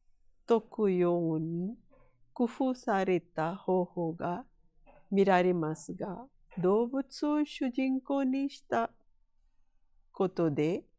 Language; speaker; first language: Japanese; non-native, fluent; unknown